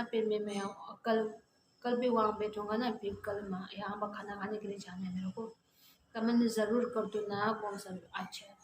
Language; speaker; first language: Hindi; non-native, learner; Tibetan